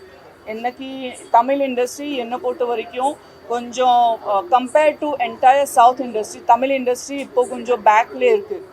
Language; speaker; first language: Tamil; non-native, fluent; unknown